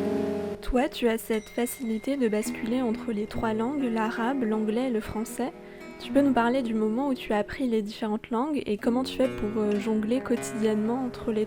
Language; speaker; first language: French; native; French